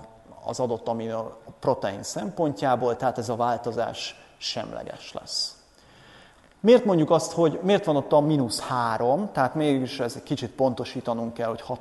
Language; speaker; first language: Hungarian; native; Hungarian